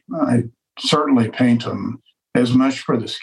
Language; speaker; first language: English; native; English